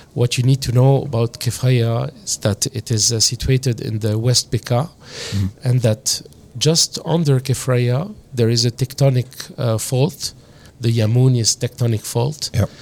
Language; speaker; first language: English; non-native, fluent; French